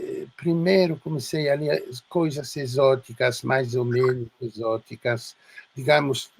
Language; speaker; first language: Portuguese; non-native, fluent; French